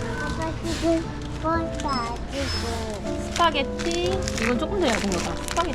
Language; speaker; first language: Korean; native; Korean